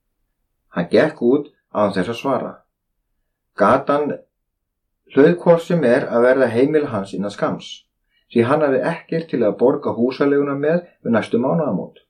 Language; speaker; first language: Icelandic; native; Icelandic